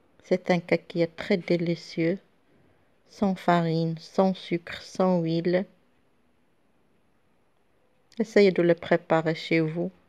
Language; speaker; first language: French; non-native, local second language; Arabic